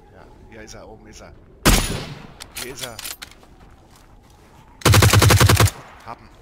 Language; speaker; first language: German; native; German